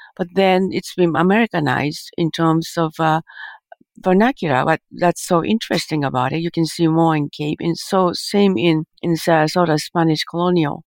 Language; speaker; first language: English; early bilingual, other home language; Japanese